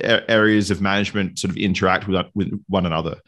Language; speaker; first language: English; native; English